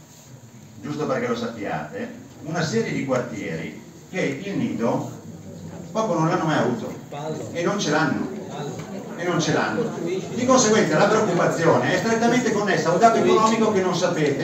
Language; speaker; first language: Italian; native; Italian